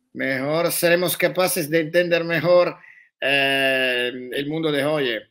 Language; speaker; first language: Spanish; non-native, learner; Italian